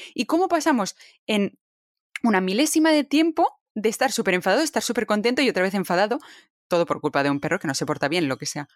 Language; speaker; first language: Spanish; native; Spanish